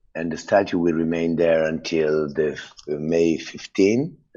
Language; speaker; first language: English; non-native, fluent; Italian